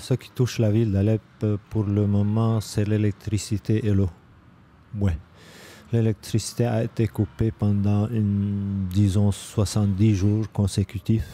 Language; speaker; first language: French; non-native, fluent; Arabic